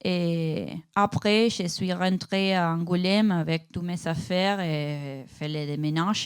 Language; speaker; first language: French; non-native, learner; Spanish